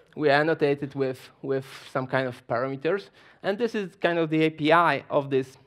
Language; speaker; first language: English; non-native, fluent; Polish